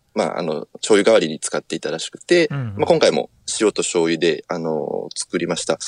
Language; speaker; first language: Japanese; native; Japanese